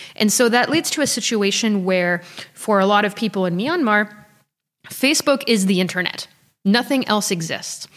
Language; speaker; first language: English; early bilingual, other home language; French